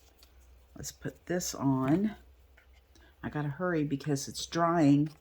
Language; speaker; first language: English; native; English